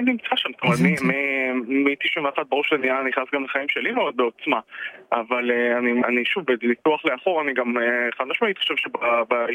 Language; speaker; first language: Hebrew; native; Hebrew